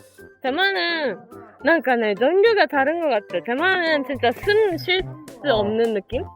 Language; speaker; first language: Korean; non-native, fluent; Japanese